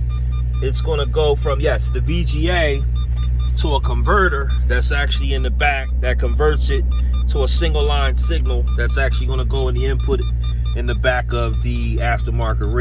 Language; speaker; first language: English; native; English